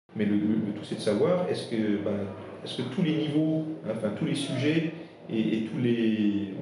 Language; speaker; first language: French; non-native, local second language; Swiss German